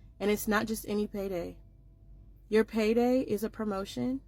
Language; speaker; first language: English; native; English